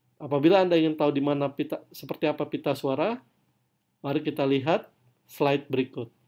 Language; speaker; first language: Indonesian; native; Indonesian